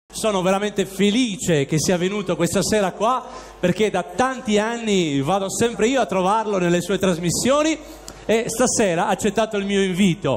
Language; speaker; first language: Italian; native; Italian